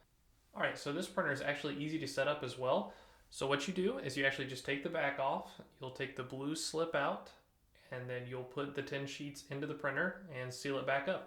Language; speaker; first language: English; native; English